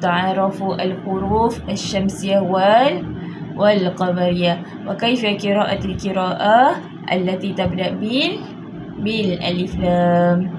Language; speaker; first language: Arabic; non-native, learner; Malay